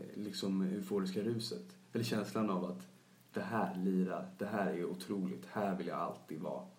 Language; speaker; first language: Swedish; native; Swedish